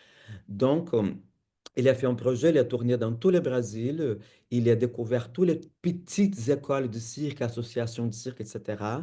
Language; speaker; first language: French; non-native, fluent; Portuguese